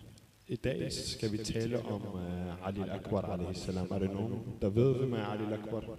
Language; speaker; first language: Danish; early bilingual, other home language; Arabic